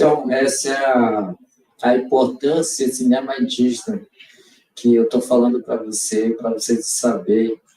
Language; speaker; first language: Portuguese; non-native, local second language; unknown